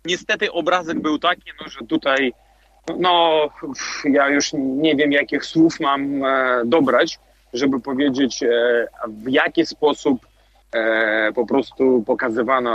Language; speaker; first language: Polish; non-native, fluent; Belarusian